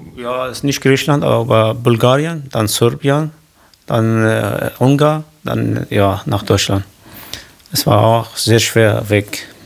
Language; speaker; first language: German; non-native, learner; Kurdish